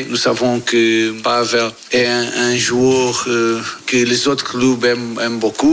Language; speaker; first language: French; non-native, learner; Portuguese